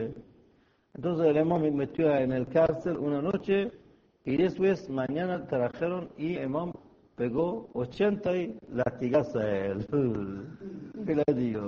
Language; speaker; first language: Spanish; non-native, fluent; Persian